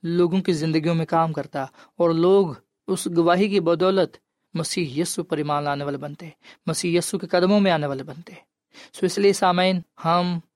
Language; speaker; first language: Urdu; non-native, local second language; Punjabi